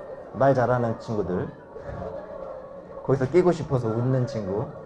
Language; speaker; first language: Korean; native; Korean